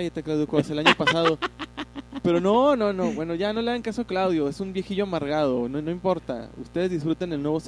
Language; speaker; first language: Spanish; native; Spanish